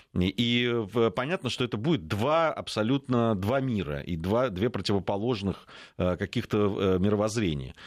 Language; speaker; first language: Russian; native; Russian